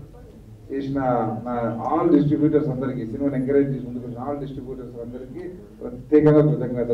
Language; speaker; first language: Telugu; native; Telugu